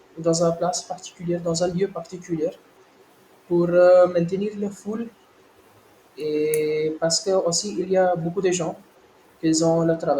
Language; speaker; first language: French; non-native, learner; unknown